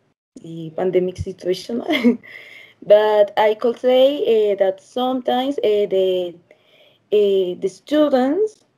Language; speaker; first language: English; non-native, learner; Spanish